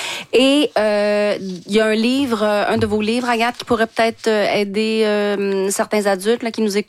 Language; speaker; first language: French; native; French